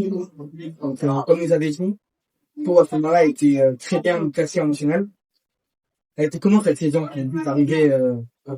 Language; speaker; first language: French; native; French